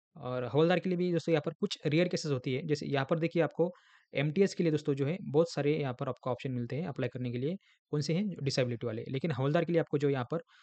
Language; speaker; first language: Hindi; non-native, local second language; Marathi